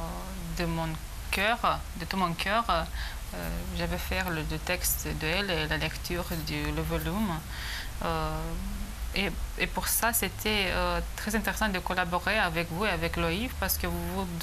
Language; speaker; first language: French; non-native, fluent; Romanian